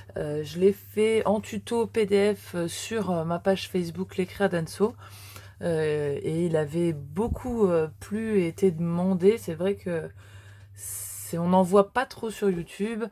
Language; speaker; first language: French; native; French